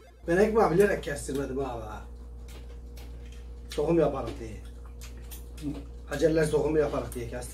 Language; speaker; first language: Korean; non-native, learner; Turkish